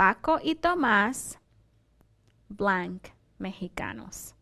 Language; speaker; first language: Spanish; non-native, fluent; English